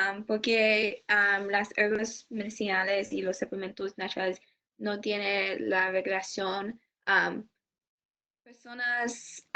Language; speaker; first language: Spanish; non-native, learner; English